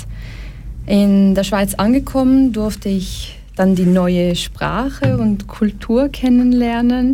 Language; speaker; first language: German; early bilingual, other home language; Portuguese